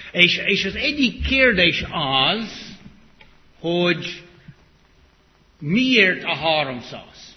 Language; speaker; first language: Hungarian; non-native, fluent; English